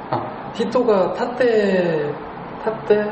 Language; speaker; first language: Japanese; non-native, learner; Korean